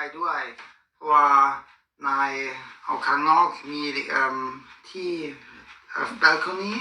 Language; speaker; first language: Thai; non-native, learner; German